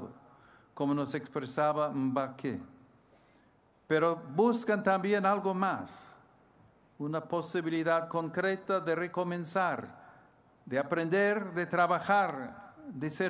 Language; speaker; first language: Spanish; non-native, fluent; English